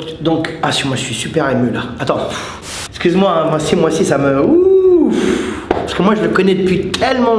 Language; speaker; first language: French; native; French